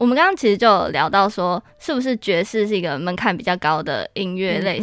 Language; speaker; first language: Chinese; native; Chinese